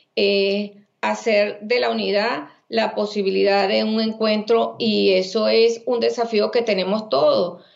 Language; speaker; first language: Spanish; native; Spanish